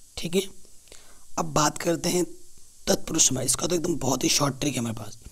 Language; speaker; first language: Hindi; native; Hindi